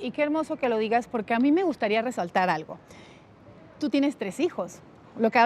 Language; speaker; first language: Spanish; native; Spanish